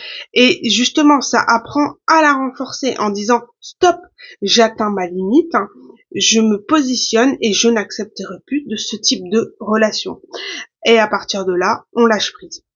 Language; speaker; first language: French; native; French